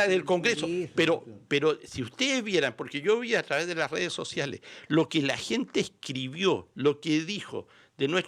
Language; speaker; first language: Spanish; native; Spanish